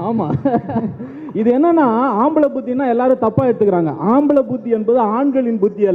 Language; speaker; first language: Tamil; native; Tamil